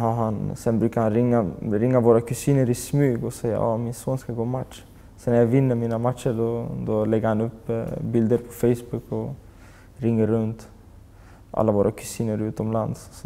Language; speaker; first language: Swedish; early bilingual, other home language; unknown